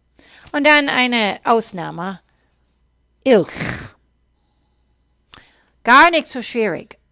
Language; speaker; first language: German; non-native, fluent; English